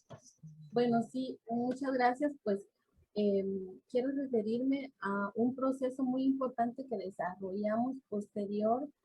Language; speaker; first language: Spanish; native; Spanish